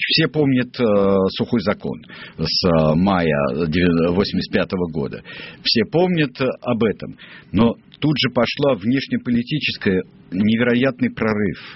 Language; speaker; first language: Russian; native; Russian